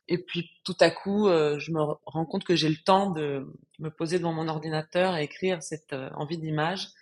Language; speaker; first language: French; non-native, fluent; Spanish